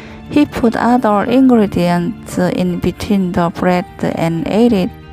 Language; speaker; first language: English; non-native, learner; Korean